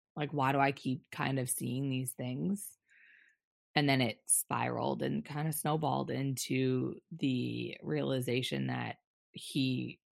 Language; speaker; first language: English; native; English